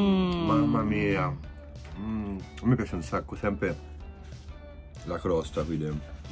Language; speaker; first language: Italian; native; Italian